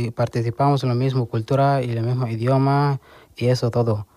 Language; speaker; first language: Spanish; non-native, learner; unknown